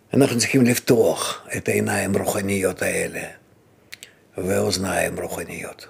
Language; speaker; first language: Hebrew; non-native, fluent; Russian